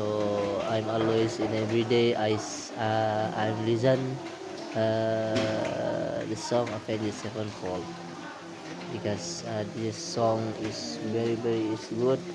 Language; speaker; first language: English; non-native, learner; Indonesian